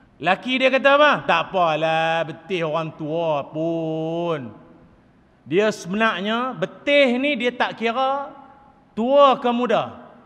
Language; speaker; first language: Malay; native; Malay